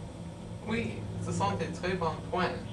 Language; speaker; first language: French; non-native, learner; English